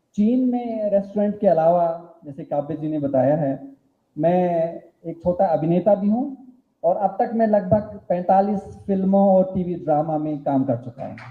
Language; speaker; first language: Hindi; native; Hindi